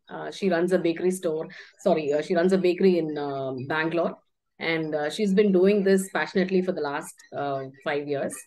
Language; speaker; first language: English; non-native, local second language; Tamil